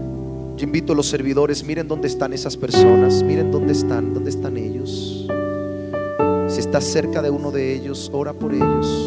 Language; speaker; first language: Spanish; native; Spanish